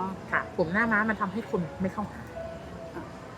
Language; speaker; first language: Thai; native; Thai